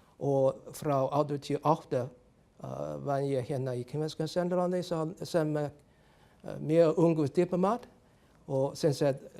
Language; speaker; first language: Icelandic; non-native, learner; Chinese